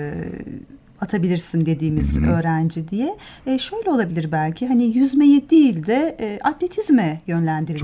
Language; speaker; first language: Turkish; native; Turkish